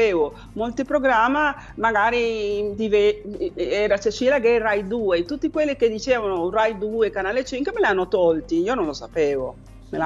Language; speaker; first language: Italian; non-native, fluent; Spanish